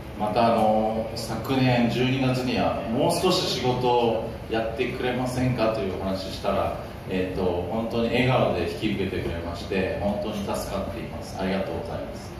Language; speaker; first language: Japanese; native; Japanese